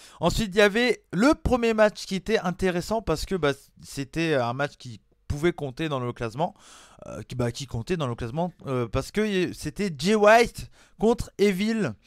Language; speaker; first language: French; native; French